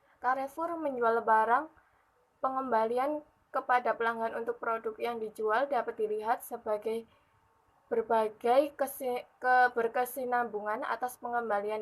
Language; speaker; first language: Indonesian; native; Indonesian